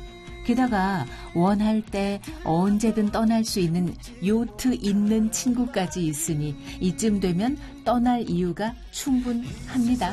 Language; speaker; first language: Korean; native; Korean